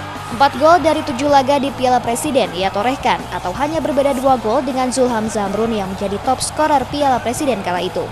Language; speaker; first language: Indonesian; native; Indonesian